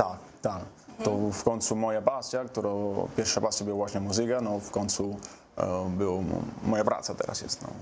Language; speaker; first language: Polish; non-native, learner; Italian